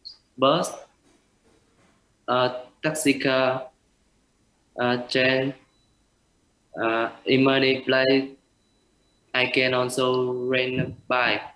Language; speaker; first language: English; non-native, learner; Vietnamese